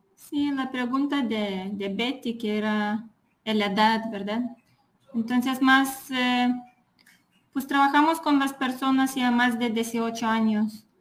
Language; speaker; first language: Spanish; non-native, fluent; Lithuanian